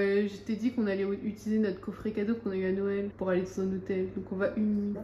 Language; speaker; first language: French; native; French